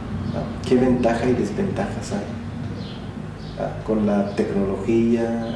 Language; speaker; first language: Spanish; non-native, local second language; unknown